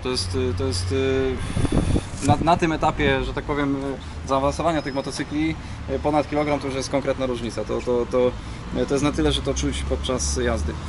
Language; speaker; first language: Polish; native; Polish